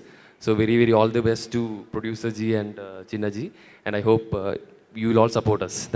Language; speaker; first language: Telugu; non-native, learner; Malayalam